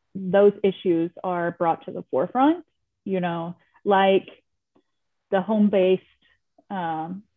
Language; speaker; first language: English; native; English